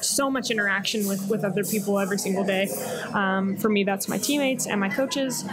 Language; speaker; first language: English; native; English